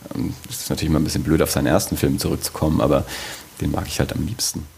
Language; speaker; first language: German; native; German